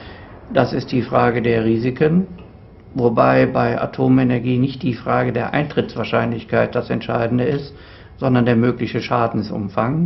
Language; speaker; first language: German; native; German